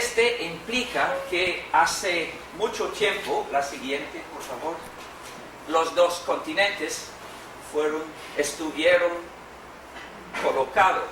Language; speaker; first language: Spanish; non-native, fluent; English